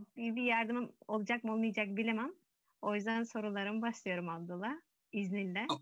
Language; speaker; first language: Turkish; non-native, fluent; Uzbek